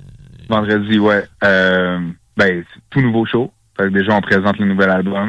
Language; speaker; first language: French; native; French